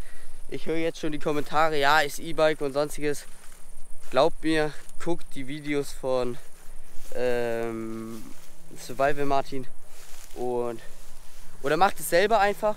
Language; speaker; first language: German; native; German